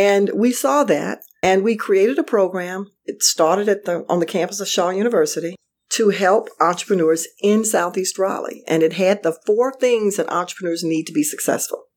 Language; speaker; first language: English; native; English